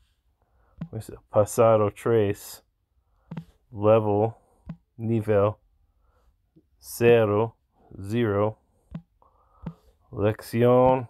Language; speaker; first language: Spanish; non-native, learner; English